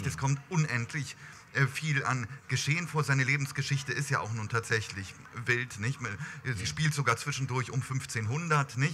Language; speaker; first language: German; native; German